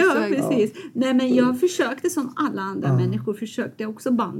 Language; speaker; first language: Swedish; non-native, fluent; Persian